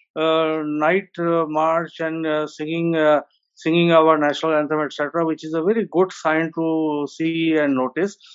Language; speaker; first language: English; non-native, local second language; Hindi